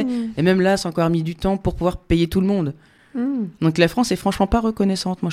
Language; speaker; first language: French; native; French